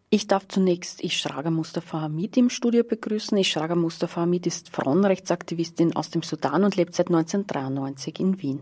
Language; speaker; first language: German; native; German